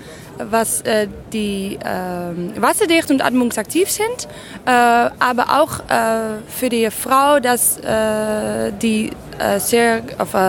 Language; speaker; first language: German; non-native, learner; Dutch